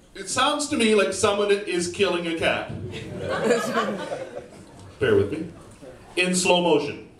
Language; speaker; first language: English; native; English